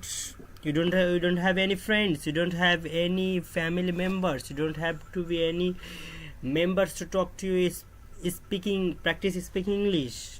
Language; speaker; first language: English; non-native, learner; Bangla